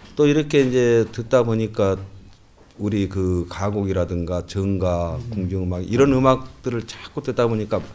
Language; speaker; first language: Korean; native; Korean